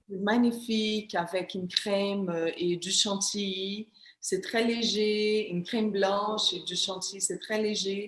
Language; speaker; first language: French; non-native, fluent; Portuguese